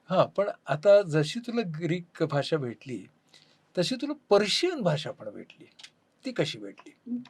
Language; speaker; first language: Marathi; native; Marathi